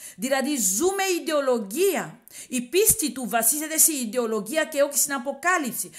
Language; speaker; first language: Greek; non-native, learner; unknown